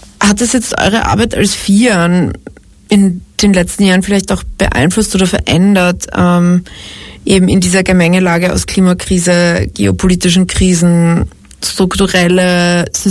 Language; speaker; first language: German; native; German